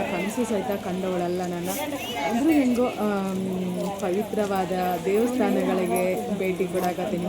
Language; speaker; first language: Kannada; native; Kannada